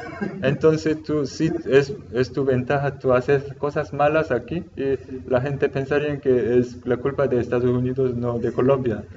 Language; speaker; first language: Spanish; non-native, learner; Korean